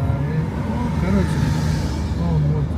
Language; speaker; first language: Russian; non-native, local second language; Uzbek